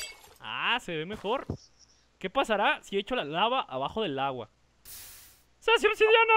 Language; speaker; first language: Spanish; native; Spanish